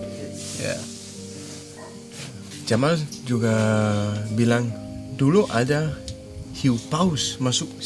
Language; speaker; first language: Indonesian; non-native, learner; Danish